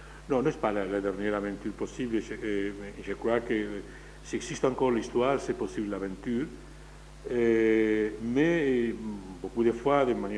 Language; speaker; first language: French; non-native, fluent; Spanish